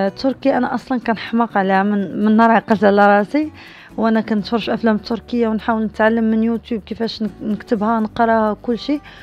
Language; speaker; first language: Arabic; native; Arabic